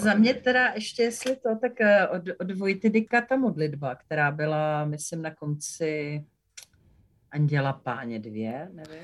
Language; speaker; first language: Czech; native; Czech